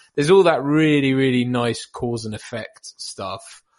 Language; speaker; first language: English; native; English